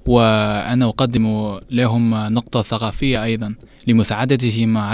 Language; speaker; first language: Arabic; non-native, learner; Chinese